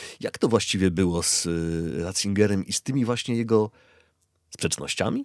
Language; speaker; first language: Polish; native; Polish